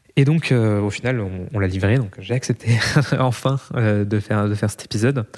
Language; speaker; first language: French; native; French